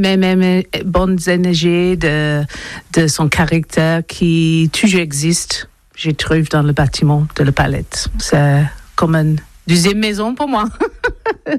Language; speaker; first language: French; non-native, learner; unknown